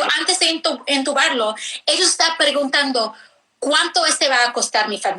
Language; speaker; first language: Spanish; early bilingual, heritage; English